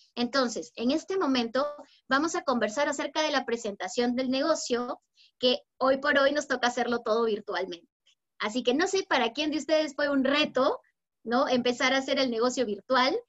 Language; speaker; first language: Spanish; native; Spanish